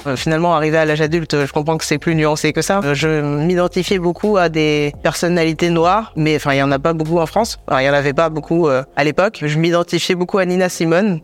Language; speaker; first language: French; native; French